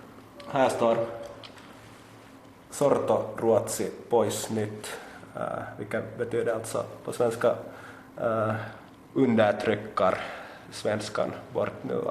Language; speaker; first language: Swedish; native; Swedish